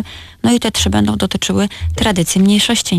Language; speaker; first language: Polish; native; Polish